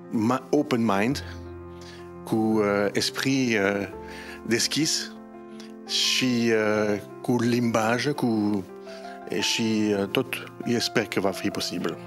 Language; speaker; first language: Romanian; non-native, learner; French